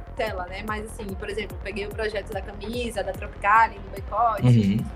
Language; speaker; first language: Portuguese; native; Portuguese